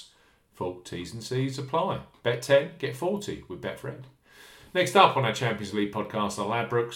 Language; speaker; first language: English; native; English